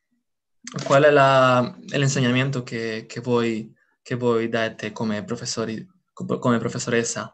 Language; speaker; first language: Italian; non-native, learner; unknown